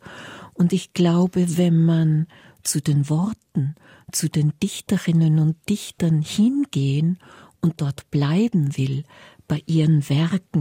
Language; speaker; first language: German; native; German